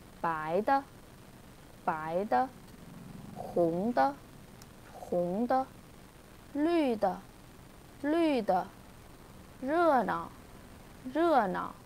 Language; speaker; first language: Chinese; non-native, fluent; Vietnamese